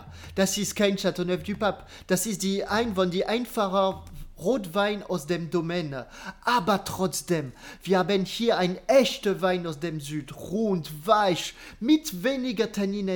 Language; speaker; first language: German; non-native, learner; French